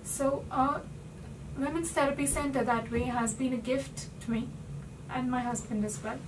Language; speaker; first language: English; non-native, local second language; Hindi